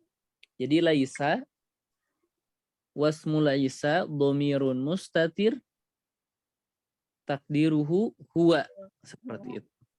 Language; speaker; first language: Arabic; non-native, fluent; Indonesian